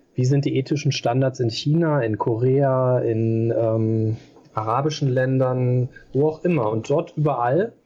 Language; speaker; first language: German; native; German